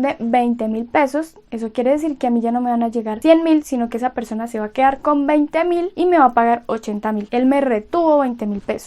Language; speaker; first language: Spanish; native; Spanish